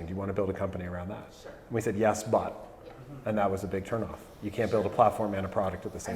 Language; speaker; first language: English; native; English